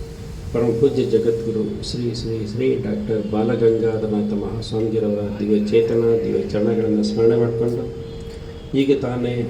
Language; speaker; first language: Kannada; native; Kannada